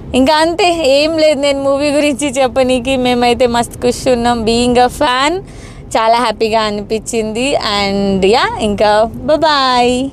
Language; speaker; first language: Telugu; native; Telugu